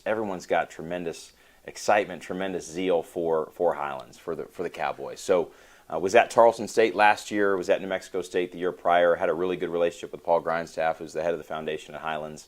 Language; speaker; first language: English; native; English